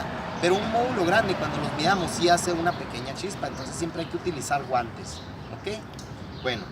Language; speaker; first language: Spanish; native; Spanish